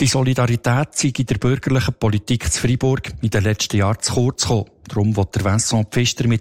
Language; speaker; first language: German; native; German